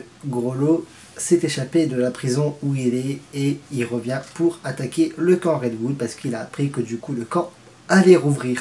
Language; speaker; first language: French; native; French